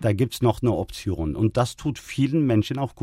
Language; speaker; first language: German; early bilingual, other home language; Turkish